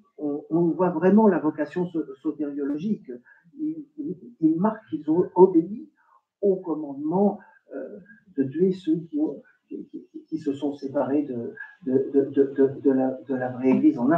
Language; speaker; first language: French; native; French